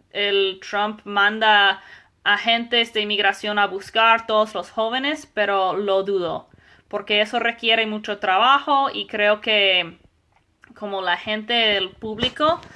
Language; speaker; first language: Spanish; non-native, fluent; English